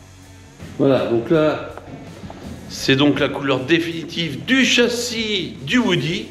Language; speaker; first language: French; native; French